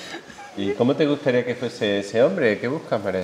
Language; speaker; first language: Spanish; native; Spanish